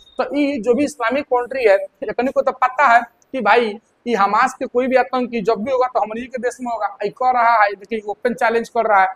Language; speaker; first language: Hindi; native; Hindi